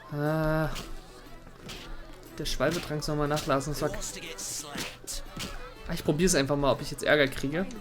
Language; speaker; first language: German; native; German